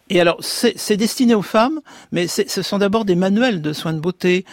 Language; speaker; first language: French; native; French